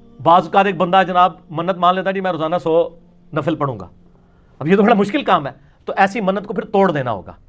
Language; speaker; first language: Urdu; non-native, local second language; Punjabi